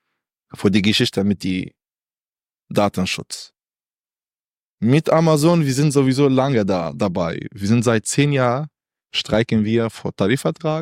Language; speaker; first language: German; non-native, learner; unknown